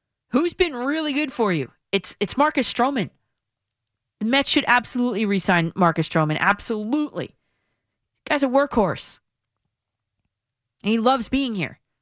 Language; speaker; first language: English; native; English